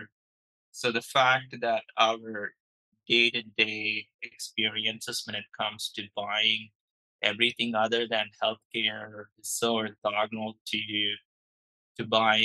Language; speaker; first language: English; non-native, local second language; Malayalam